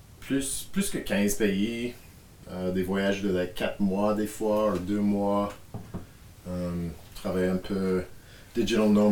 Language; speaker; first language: French; non-native, fluent; English